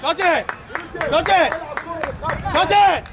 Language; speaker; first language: Arabic; native; Arabic